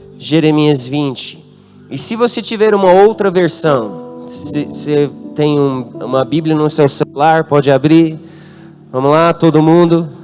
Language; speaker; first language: Portuguese; non-native, fluent; English